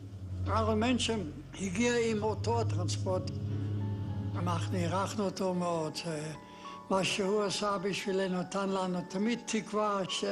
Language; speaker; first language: Hebrew; non-native, fluent; German